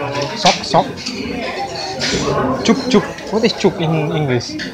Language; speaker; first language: English; non-native, fluent; Indonesian